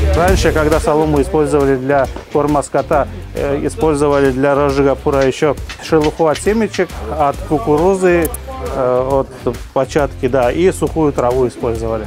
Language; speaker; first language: Russian; native; Russian